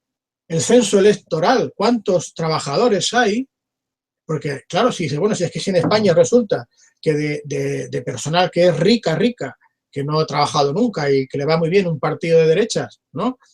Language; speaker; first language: Spanish; native; Spanish